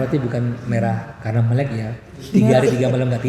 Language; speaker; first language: Indonesian; non-native, local second language; Banjar